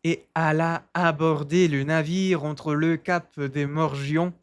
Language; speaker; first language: French; non-native, learner; Portuguese